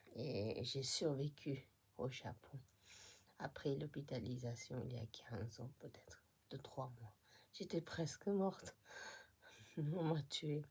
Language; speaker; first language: French; non-native, fluent; Japanese